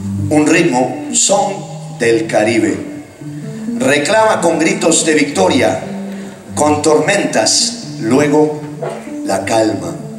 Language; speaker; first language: Spanish; native; Spanish